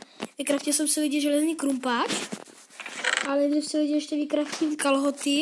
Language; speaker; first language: Czech; non-native, learner; Slovak